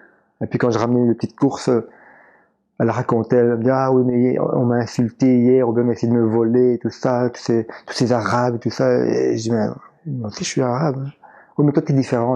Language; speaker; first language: French; early bilingual, other home language; Arabic